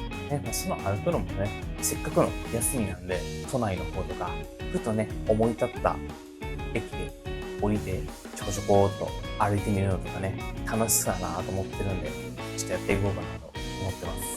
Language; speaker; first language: Japanese; native; Japanese